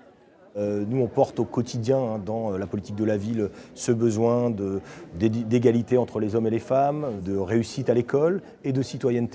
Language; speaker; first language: French; native; French